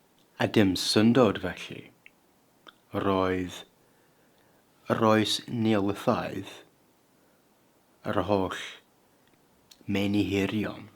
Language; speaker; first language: Welsh; non-native, fluent; English